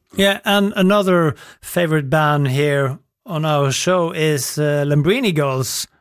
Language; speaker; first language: English; non-native, fluent; Norwegian